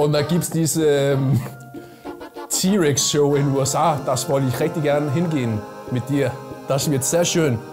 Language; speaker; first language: German; non-native, learner; Danish